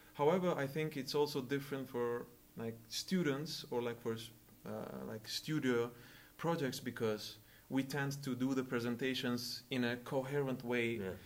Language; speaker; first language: English; non-native, fluent; Albanian